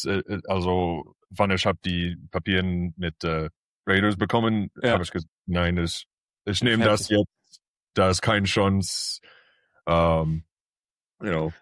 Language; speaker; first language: German; early bilingual, heritage; English